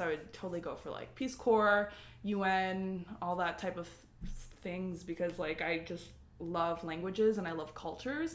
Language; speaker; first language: English; early bilingual, other home language; Spanish